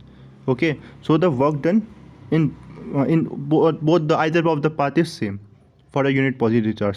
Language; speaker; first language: English; non-native, local second language; Hindi